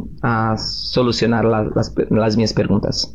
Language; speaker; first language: Spanish; non-native, learner; Portuguese